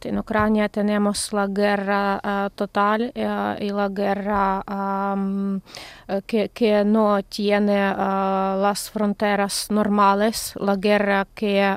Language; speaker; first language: Spanish; non-native, learner; Ukrainian